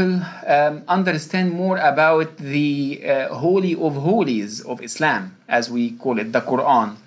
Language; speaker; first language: English; non-native, fluent; Arabic